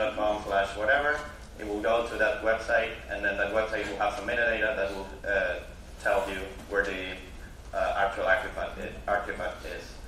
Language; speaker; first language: English; non-native, fluent; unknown